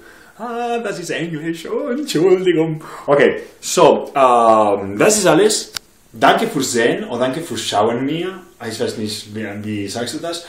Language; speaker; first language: German; non-native, learner; English